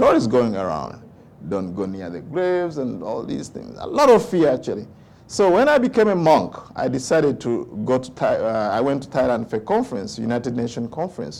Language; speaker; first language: English; non-native, local second language; Ganda